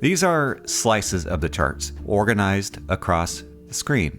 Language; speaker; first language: English; native; English